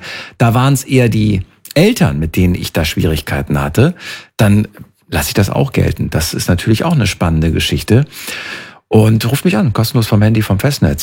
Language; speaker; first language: German; native; German